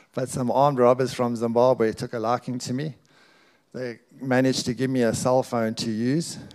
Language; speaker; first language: English; native; English